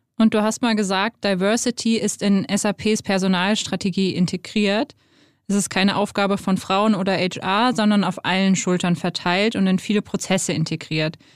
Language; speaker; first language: German; native; German